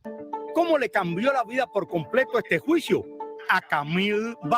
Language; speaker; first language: Spanish; native; Spanish